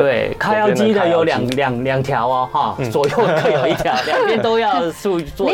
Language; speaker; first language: Chinese; native; Chinese